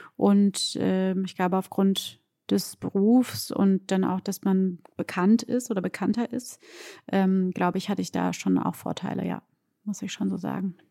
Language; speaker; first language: German; early bilingual, other home language; Portuguese